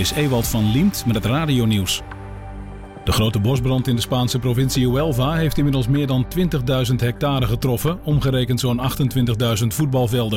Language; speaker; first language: Dutch; native; Dutch